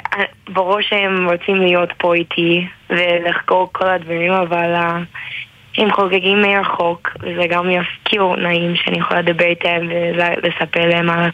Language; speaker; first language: Hebrew; non-native, learner; English